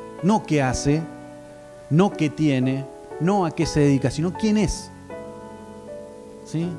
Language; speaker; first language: Spanish; native; Spanish